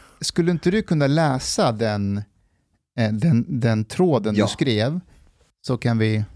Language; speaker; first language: Swedish; early bilingual, other home language; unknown